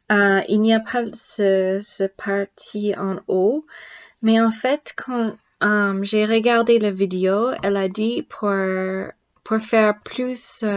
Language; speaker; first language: French; non-native, learner; English